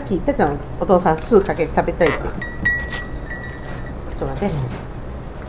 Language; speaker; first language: Japanese; native; Japanese